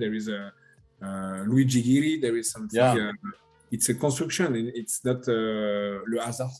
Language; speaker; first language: English; non-native, learner; French